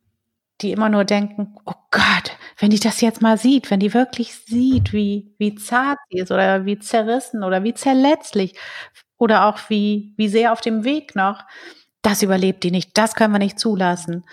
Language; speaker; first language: German; native; German